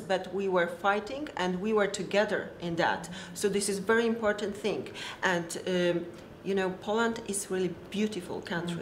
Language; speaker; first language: English; non-native, learner; Polish